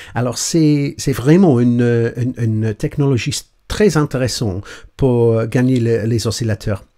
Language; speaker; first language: French; non-native, learner; English